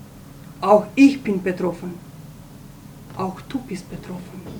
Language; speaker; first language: German; non-native, fluent; Romanian